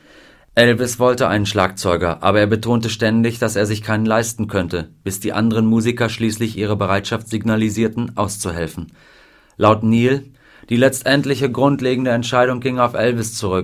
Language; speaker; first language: German; native; German